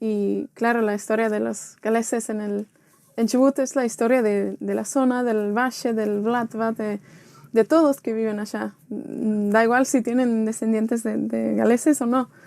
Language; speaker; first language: Spanish; non-native, fluent; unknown